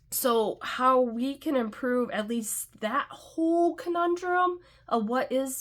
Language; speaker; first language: English; native; English